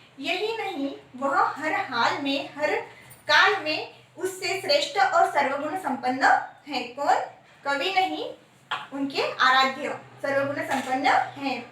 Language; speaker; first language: Hindi; non-native, local second language; Marathi